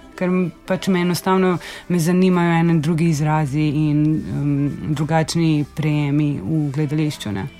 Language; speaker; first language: Slovenian; non-native, fluent; Serbian